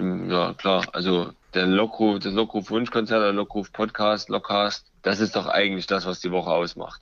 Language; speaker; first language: German; native; German